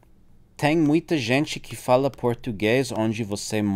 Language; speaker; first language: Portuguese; non-native, fluent; English